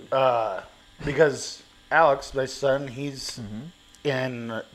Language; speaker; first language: English; native; English